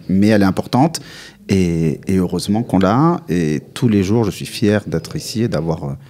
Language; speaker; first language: French; native; French